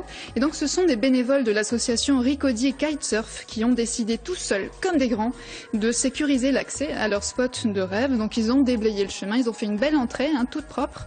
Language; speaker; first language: French; native; French